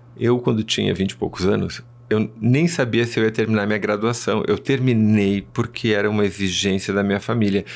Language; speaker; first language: Portuguese; early bilingual, other home language; Spanish